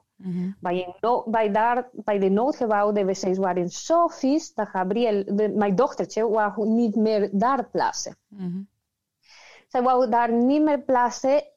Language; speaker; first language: Dutch; non-native, learner; Spanish